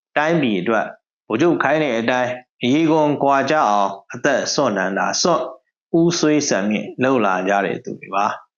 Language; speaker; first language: Burmese; native; Burmese